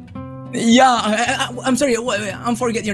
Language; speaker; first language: English; non-native, learner; Indonesian